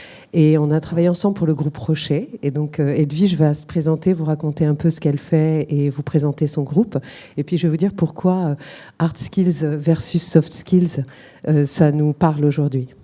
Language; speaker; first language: French; native; French